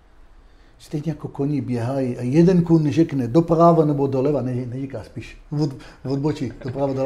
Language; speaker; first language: Czech; non-native, fluent; Hebrew